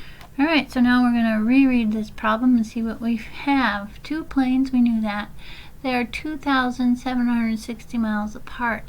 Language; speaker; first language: English; native; English